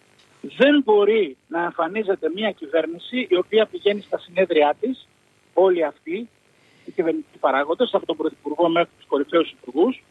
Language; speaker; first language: Greek; native; Greek